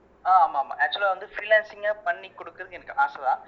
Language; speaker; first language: Tamil; native; Tamil